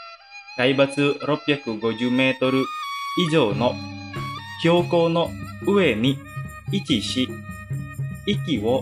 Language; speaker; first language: Japanese; non-native, fluent; Indonesian